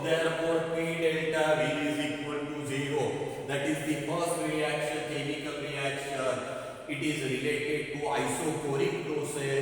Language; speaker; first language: English; non-native, local second language; Marathi